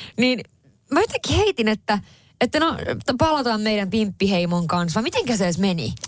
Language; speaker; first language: Finnish; native; Finnish